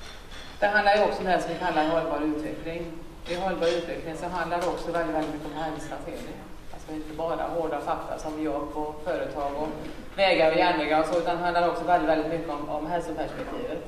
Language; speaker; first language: Swedish; native; Swedish